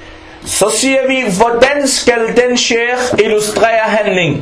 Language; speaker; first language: Danish; non-native, fluent; Arabic